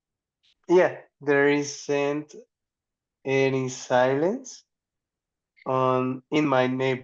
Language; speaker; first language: English; non-native, learner; Spanish